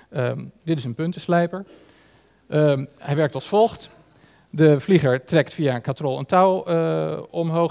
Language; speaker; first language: Dutch; native; Dutch